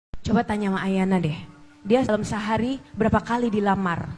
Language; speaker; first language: Indonesian; native; Indonesian